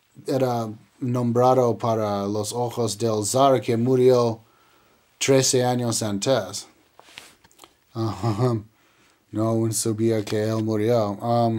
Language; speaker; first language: Spanish; non-native, learner; English